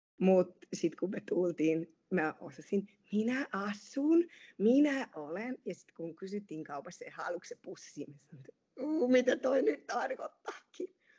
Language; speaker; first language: Finnish; non-native, fluent; Hungarian